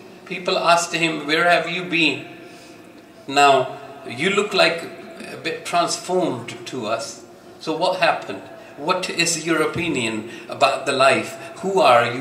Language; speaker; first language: English; non-native, local second language; Punjabi